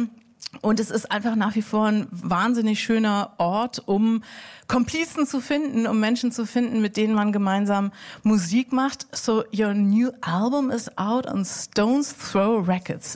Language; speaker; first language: German; native; German